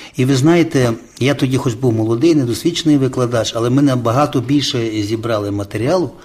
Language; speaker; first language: Ukrainian; native; Ukrainian